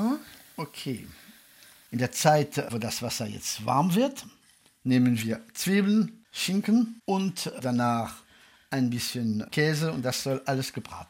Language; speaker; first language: German; non-native, fluent; French